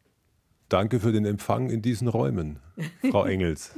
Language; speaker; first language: German; native; German